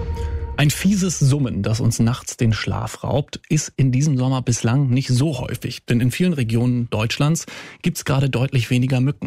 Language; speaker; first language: German; native; German